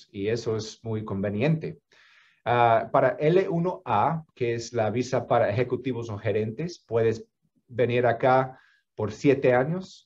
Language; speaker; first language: Spanish; non-native, fluent; English